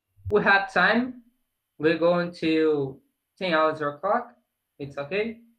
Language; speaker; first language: English; non-native, learner; Portuguese